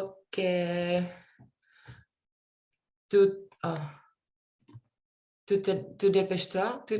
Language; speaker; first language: French; non-native, learner; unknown